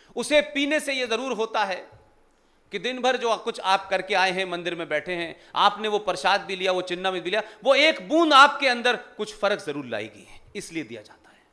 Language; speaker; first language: Hindi; native; Hindi